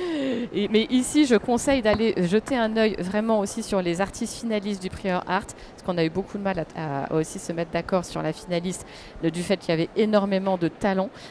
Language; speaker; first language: French; native; French